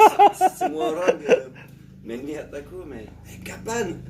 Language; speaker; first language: Indonesian; non-native, learner; French